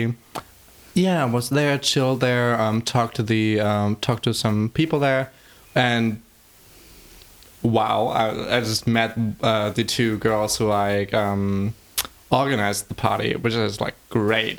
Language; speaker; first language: English; non-native, fluent; German